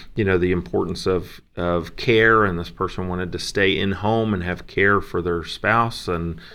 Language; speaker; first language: English; native; English